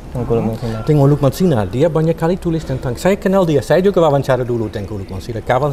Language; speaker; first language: Indonesian; non-native, fluent; Dutch